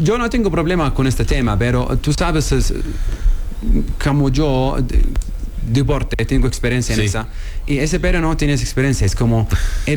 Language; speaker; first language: Spanish; non-native, learner; Arabic